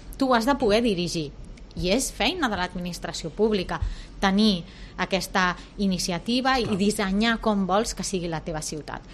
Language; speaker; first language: Catalan; non-native, local second language; Spanish